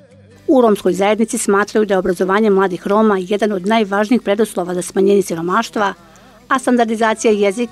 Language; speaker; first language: Serbian; native; Serbian